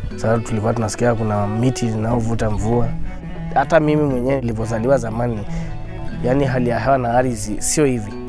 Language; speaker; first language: Swahili; non-native, local second language; Masai